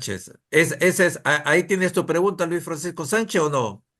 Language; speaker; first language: Spanish; native; Spanish